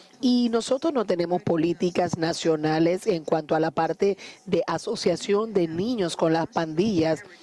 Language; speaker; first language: Spanish; non-native, fluent; Haitian Creole